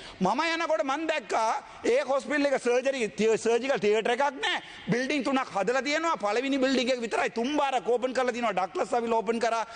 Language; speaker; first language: Sinhala; non-native, local second language; Tamil